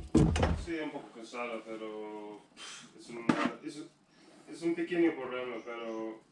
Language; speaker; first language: Spanish; non-native, learner; English